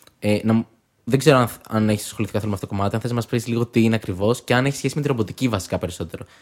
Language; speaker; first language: Greek; native; Greek